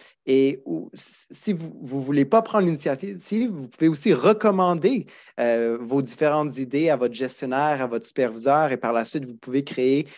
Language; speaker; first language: French; native; French